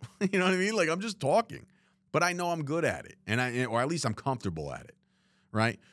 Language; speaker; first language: English; native; English